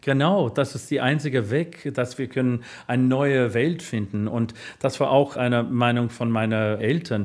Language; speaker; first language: German; non-native, fluent; English